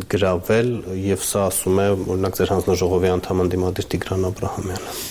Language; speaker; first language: Armenian; native; Armenian